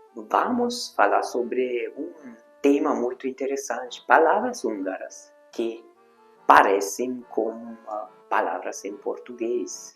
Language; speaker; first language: Portuguese; non-native, fluent; Hungarian